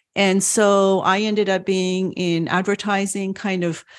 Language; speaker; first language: English; early bilingual, other home language; French